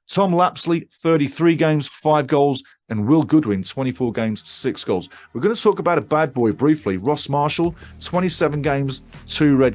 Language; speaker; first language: English; native; English